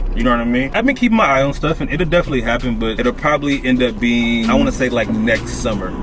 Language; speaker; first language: English; native; English